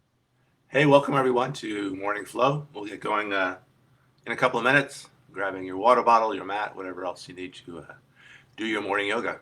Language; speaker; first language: English; native; English